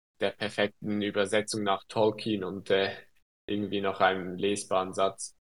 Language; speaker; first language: German; non-native, local second language; Romansh